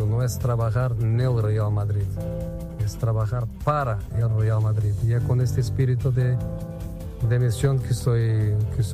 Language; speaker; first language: Spanish; non-native, fluent; Portuguese